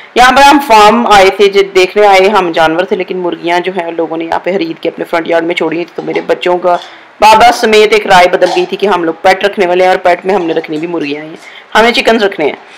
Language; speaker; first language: Urdu; native; Urdu